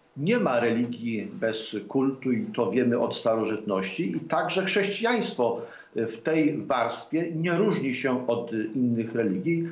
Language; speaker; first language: Polish; native; Polish